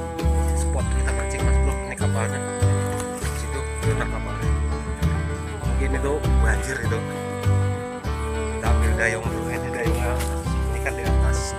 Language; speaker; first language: Indonesian; native; Indonesian